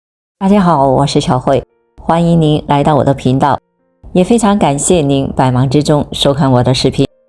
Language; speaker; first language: Chinese; native; Chinese